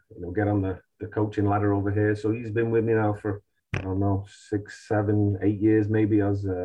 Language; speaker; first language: English; native; English